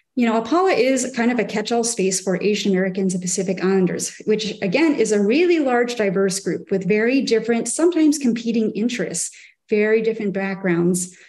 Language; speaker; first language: English; native; English